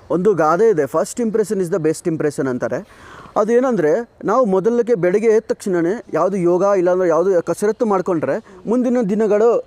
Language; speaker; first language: Kannada; non-native, fluent; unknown